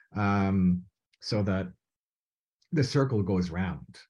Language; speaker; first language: English; native; English